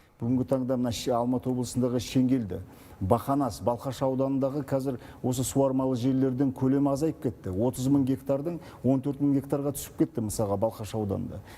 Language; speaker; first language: Kazakh; native; Kazakh